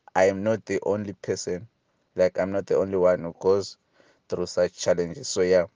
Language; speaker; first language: English; non-native, local second language; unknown